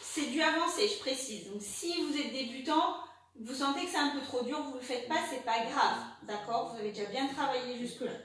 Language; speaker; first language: French; native; French